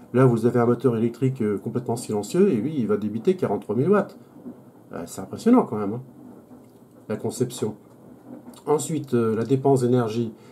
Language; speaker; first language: French; native; French